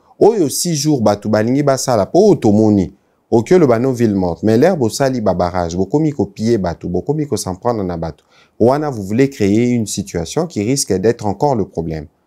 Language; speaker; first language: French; non-native, local second language; Lingala